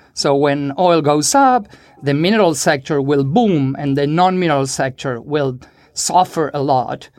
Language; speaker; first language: English; non-native, fluent; Spanish